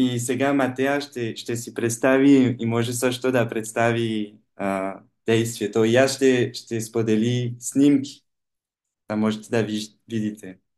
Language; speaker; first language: Bulgarian; non-native, learner; French